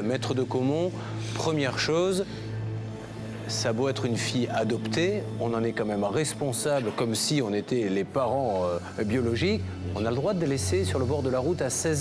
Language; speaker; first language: French; native; French